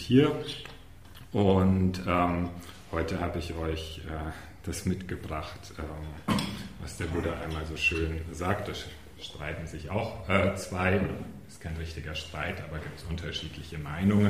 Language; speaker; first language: German; native; German